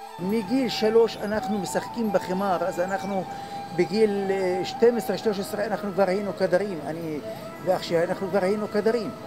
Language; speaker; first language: Hebrew; non-native, local second language; Arabic